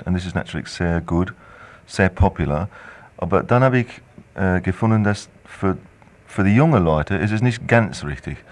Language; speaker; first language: German; non-native, fluent; English